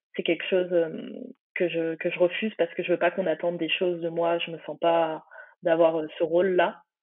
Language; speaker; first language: French; early bilingual, other home language; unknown